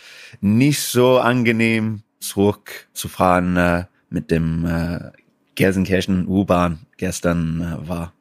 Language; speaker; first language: German; non-native, fluent; English